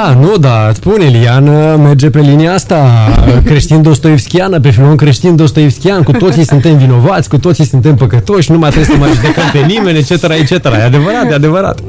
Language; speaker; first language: Romanian; native; Romanian